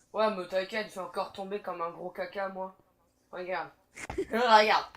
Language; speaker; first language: French; native; French